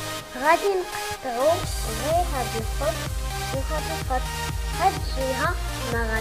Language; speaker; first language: Arabic; native; Arabic